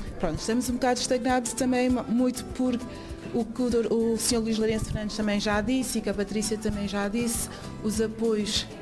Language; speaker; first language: Portuguese; early bilingual, other home language; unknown